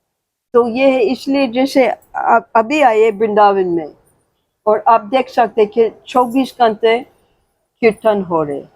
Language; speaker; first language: Hindi; non-native, learner; English